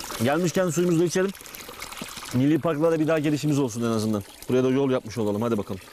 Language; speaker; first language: Turkish; native; Turkish